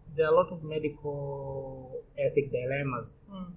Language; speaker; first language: English; non-native, local second language; Swahili